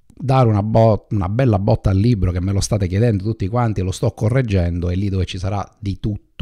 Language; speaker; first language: Italian; native; Italian